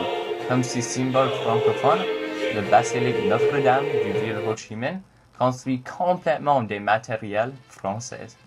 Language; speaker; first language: French; non-native, fluent; English